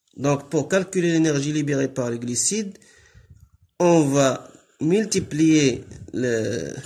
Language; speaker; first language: French; non-native, local second language; Arabic